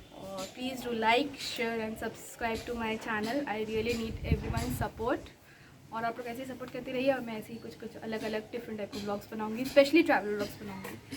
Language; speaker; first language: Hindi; non-native, local second language; Bangla